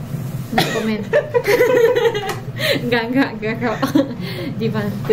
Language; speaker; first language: Indonesian; non-native, learner; Japanese